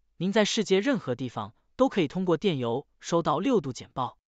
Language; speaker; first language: Chinese; native; Chinese